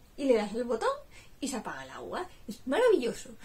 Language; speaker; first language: Spanish; native; Spanish